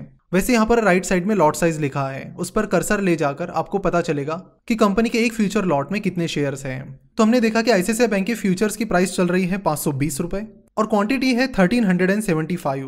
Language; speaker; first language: Hindi; non-native, local second language; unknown